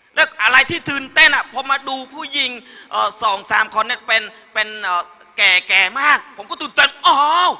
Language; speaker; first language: Thai; non-native, learner; Khmer